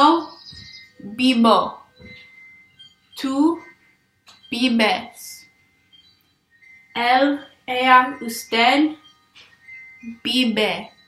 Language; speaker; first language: Spanish; non-native, learner; English